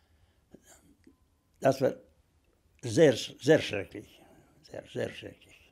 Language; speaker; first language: German; non-native, fluent; Russian